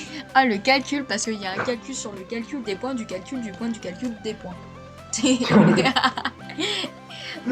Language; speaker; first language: French; native; French